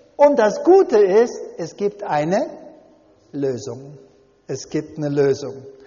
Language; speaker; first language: German; early bilingual, heritage; German